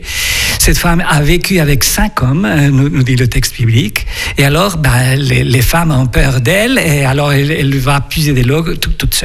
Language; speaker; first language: French; non-native, fluent; Spanish